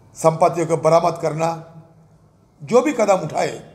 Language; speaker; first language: Hindi; non-native, local second language; Bangla